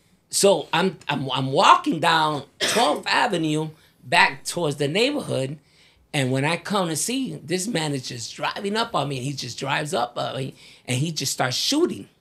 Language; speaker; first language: English; early bilingual, other home language; Spanish